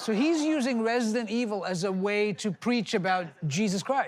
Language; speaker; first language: English; native; English